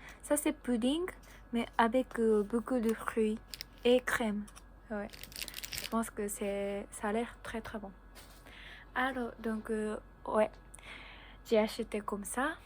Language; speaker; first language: French; non-native, learner; Japanese